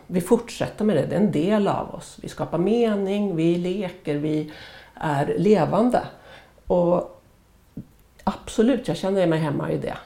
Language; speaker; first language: Swedish; native; Swedish